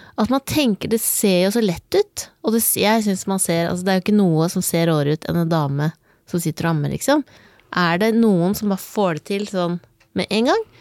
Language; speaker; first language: Norwegian; native; Norwegian